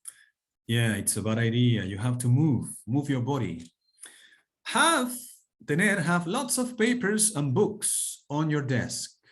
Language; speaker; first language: English; non-native, fluent; Spanish